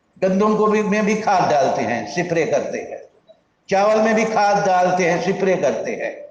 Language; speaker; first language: Urdu; non-native, local second language; Punjabi